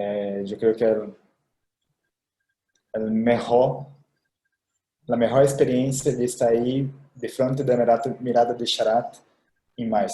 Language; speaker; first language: Spanish; non-native, fluent; Portuguese